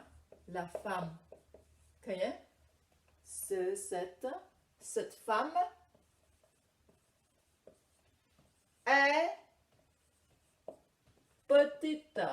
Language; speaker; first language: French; non-native, fluent; Khmer